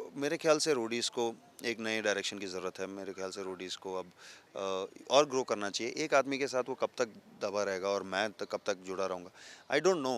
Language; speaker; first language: Hindi; non-native, local second language; Telugu